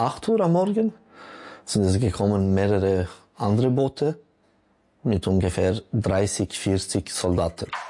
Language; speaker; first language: German; non-native, local second language; French